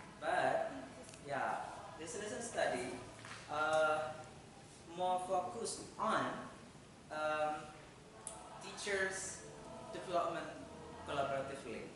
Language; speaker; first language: English; non-native, fluent; Indonesian